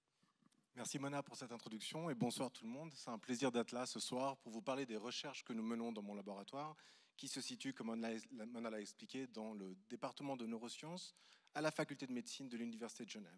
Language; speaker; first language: French; native; French